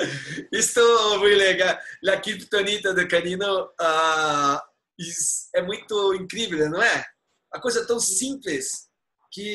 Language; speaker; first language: Spanish; non-native, learner; Portuguese